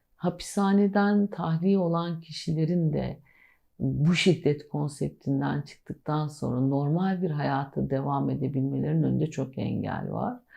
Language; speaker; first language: Turkish; native; Turkish